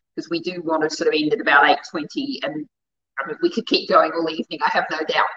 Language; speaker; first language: English; native; English